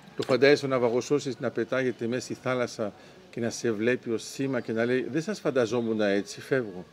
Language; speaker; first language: Greek; early bilingual, heritage; Greek